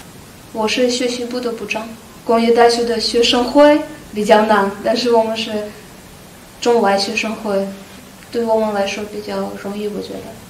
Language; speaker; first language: Chinese; non-native, fluent; Russian